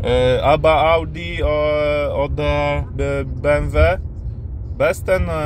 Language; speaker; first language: German; non-native, learner; Polish